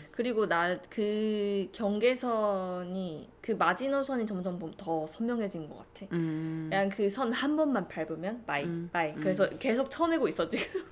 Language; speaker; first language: Korean; non-native, fluent; Chinese